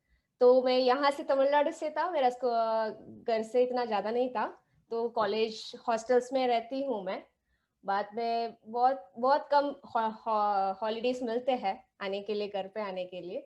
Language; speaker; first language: Hindi; non-native, local second language; Tamil